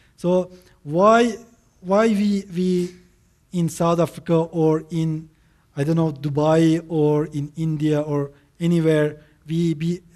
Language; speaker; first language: English; non-native, fluent; Turkish